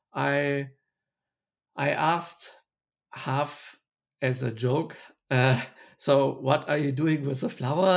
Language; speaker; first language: English; non-native, fluent; German